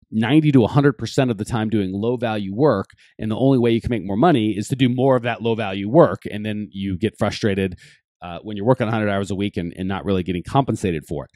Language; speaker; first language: English; native; English